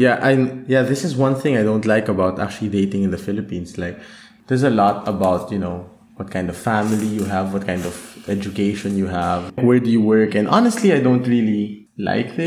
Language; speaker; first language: English; non-native, local second language; Filipino